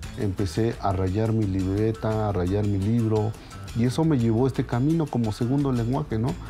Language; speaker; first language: Spanish; non-native, local second language; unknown